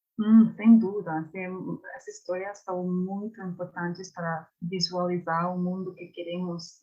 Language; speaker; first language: Portuguese; non-native, learner; English